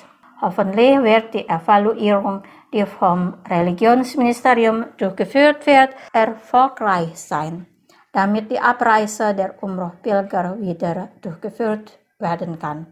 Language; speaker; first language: German; non-native, fluent; Indonesian